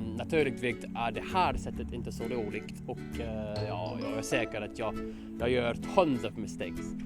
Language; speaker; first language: Swedish; non-native, learner; English